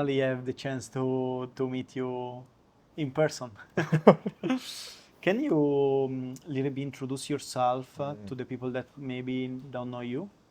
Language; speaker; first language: English; non-native, learner; Italian